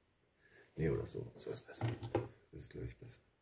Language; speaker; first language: German; native; German